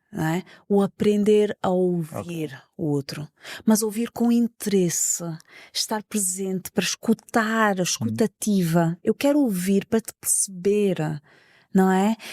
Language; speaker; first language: Portuguese; native; Portuguese